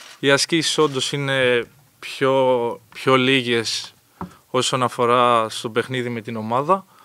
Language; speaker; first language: Greek; native; Greek